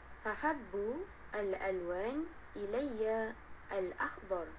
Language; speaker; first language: Arabic; non-native, learner; Malay